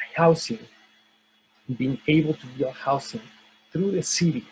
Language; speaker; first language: English; non-native, fluent; Spanish